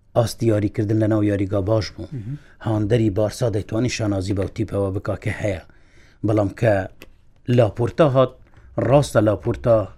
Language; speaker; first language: Central Kurdish; non-native, local second language; Kurdish